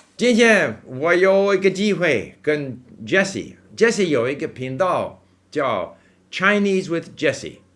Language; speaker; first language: Chinese; non-native, fluent; English